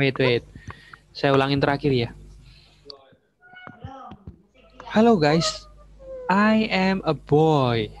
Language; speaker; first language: English; non-native, learner; Indonesian